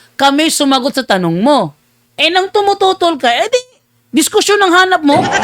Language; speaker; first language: Filipino; native; Filipino